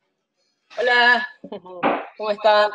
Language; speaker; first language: Spanish; non-native, fluent; Korean